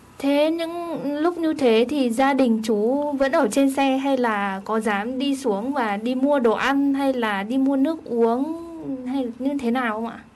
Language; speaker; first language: Vietnamese; native; Vietnamese